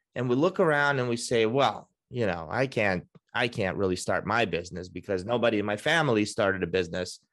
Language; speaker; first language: English; early bilingual, other home language; Russian